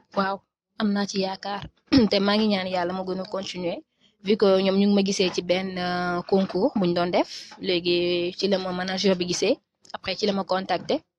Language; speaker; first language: Wolof; native; Wolof